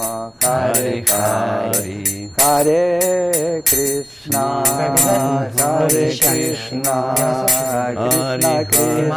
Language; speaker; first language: Russian; native; Russian